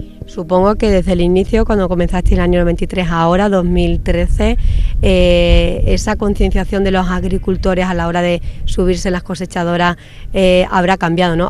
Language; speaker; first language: Spanish; native; Spanish